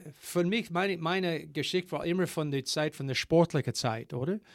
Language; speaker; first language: German; non-native, learner; English